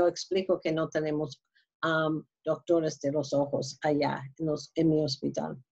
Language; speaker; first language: Spanish; non-native, learner; English